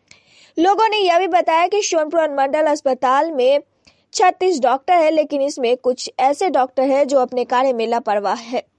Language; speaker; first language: Hindi; native; Hindi